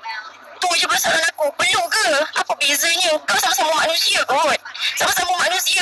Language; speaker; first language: Malay; native; Malay